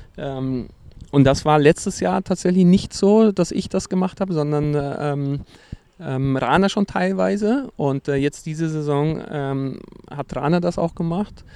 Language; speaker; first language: German; non-native, fluent; Portuguese